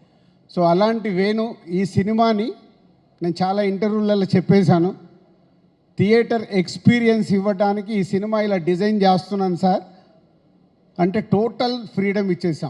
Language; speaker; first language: Telugu; native; Telugu